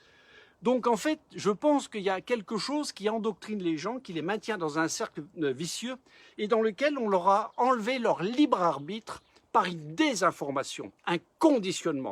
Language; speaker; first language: French; native; French